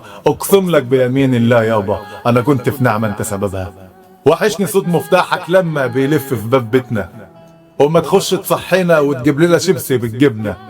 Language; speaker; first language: Arabic; native; Arabic